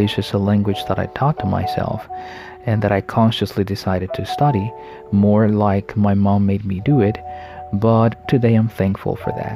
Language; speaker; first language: English; non-native, fluent; Spanish